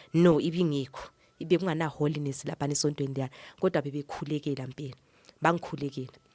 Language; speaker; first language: Zulu; native; Zulu